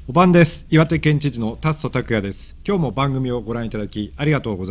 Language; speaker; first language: Japanese; native; Japanese